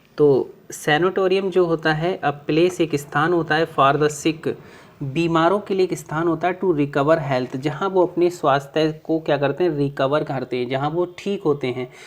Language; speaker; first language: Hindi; native; Hindi